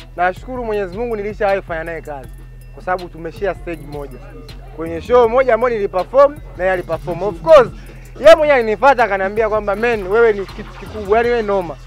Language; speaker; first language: Swahili; native; Swahili